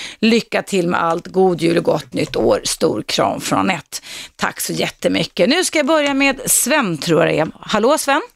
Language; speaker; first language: Swedish; native; Swedish